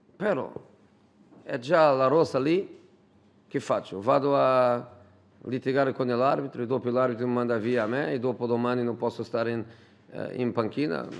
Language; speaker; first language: Italian; non-native, fluent; Portuguese